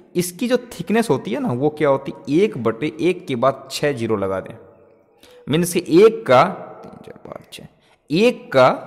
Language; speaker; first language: Hindi; native; Hindi